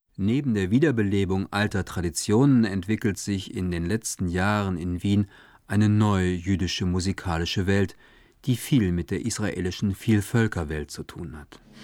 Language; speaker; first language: German; native; German